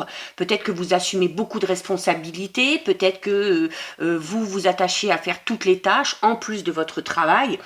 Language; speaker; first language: French; native; French